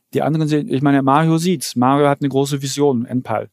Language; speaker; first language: German; early bilingual, other home language; Polish